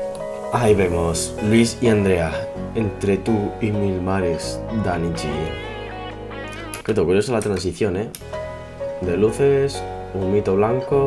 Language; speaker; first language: Spanish; native; Spanish